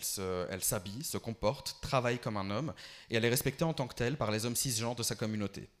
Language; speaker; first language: French; early bilingual, other home language; Albanian